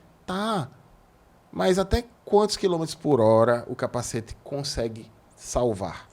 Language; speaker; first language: Portuguese; native; Portuguese